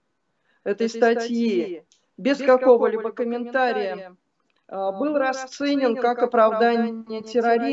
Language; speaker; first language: Russian; native; Russian